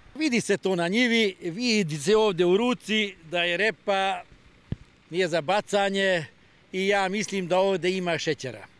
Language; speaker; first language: Serbian; non-native, local second language; Hungarian